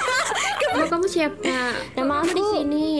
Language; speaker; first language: Indonesian; non-native, learner; Malay